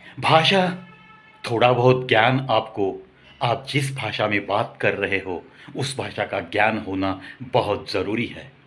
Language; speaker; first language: Hindi; non-native, local second language; Marathi